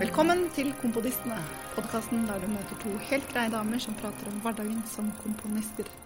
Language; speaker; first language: Norwegian; native; Norwegian